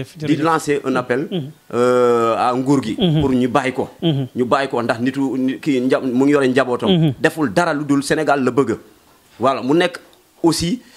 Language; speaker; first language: Wolof; non-native, local second language; Jola-Fonyi